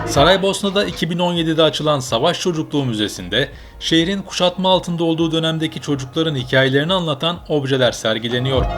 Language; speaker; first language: Turkish; native; Turkish